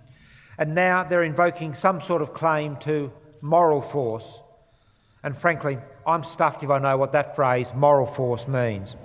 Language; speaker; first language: English; native; English